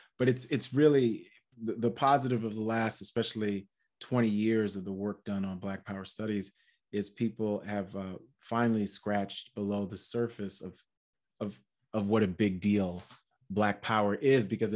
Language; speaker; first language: English; native; English